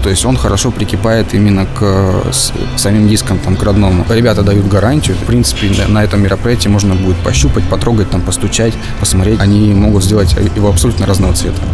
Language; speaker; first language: Russian; native; Russian